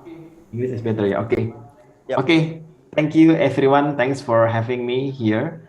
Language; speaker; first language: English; non-native, fluent; Indonesian